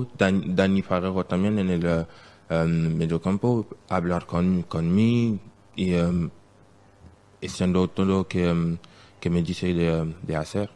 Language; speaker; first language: Spanish; non-native, learner; French